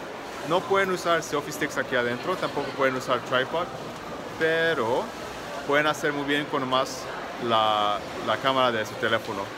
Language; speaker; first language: Spanish; early bilingual, heritage; Spanish